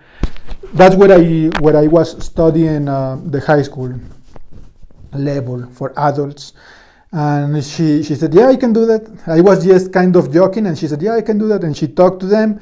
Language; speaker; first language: English; non-native, fluent; Spanish